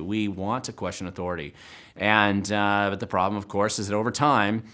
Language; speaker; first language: English; native; English